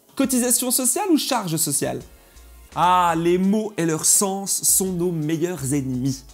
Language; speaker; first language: French; native; French